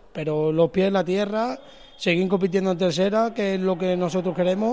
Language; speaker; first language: Spanish; native; Spanish